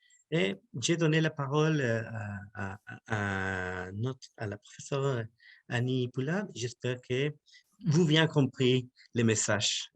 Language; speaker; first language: French; non-native, learner; Spanish